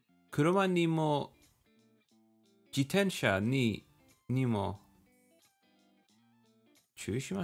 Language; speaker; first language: Japanese; non-native, learner; English